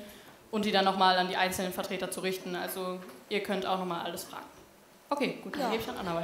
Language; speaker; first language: German; native; German